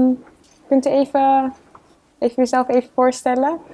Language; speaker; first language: Dutch; native; Dutch